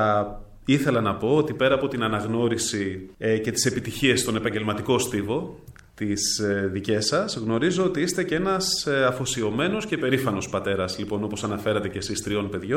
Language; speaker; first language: Greek; native; Greek